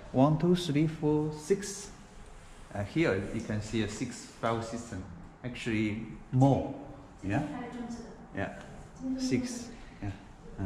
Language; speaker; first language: English; non-native, learner; Chinese